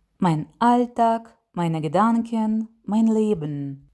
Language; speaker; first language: German; non-native, learner; Ukrainian